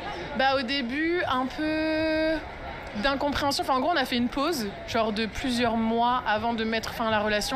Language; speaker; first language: French; native; French